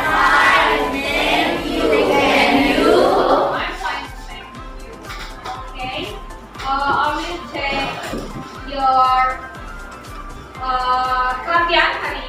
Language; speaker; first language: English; non-native, learner; Indonesian